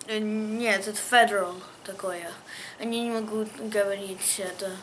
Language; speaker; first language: Russian; early bilingual, heritage; English